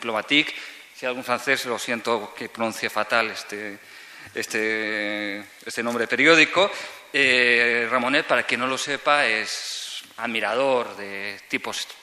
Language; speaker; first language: Spanish; native; Spanish